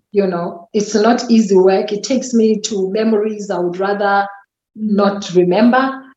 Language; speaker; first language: English; non-native, local second language; Xhosa